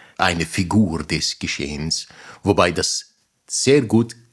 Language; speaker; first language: German; non-native, fluent; Arabic